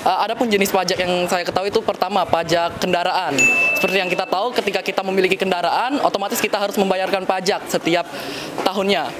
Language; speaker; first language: Indonesian; native; Indonesian